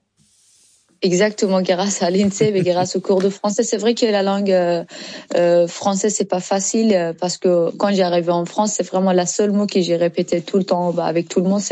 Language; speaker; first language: French; non-native, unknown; Persian